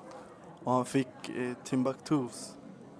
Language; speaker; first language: Swedish; early bilingual, other home language; Spanish